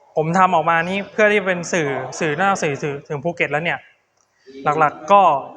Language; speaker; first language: Thai; native; Thai